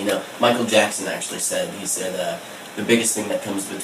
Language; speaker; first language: English; native; English